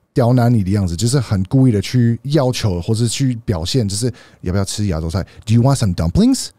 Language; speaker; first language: Chinese; non-native, fluent; English